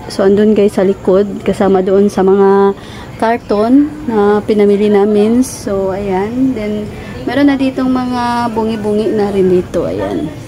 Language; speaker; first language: Filipino; non-native, local second language; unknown